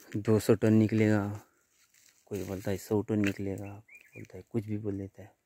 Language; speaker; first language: Hindi; non-native, local second language; Marathi